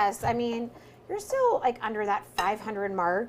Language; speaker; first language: English; native; English